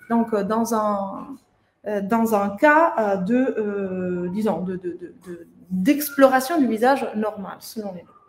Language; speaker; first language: French; non-native, fluent; Italian